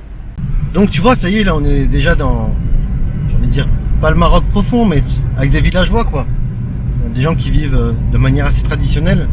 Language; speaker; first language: French; native; French